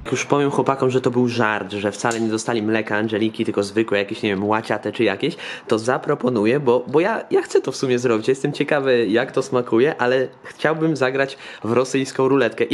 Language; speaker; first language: Polish; native; Polish